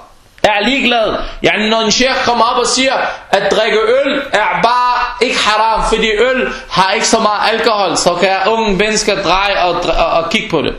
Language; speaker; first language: Danish; early bilingual, other home language; Arabic